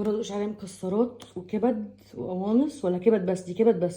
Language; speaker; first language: Arabic; native; Arabic